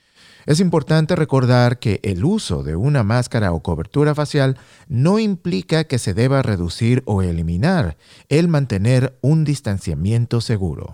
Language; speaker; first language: Spanish; native; Spanish